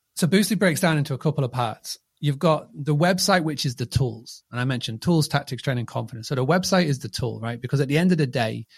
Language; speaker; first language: English; native; English